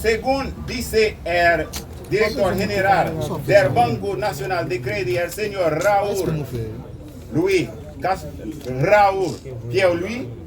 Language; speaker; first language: Spanish; non-native, local second language; Haitian Creole